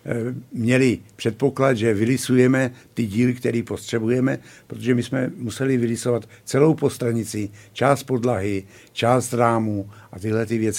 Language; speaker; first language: Czech; native; Czech